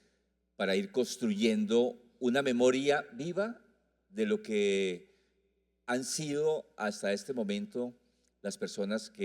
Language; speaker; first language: Spanish; native; Spanish